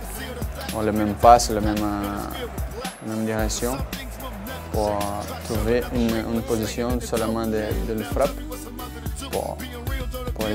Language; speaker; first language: French; non-native, learner; Portuguese